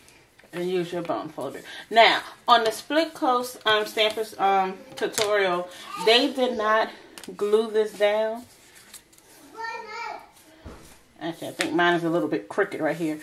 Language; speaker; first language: English; native; English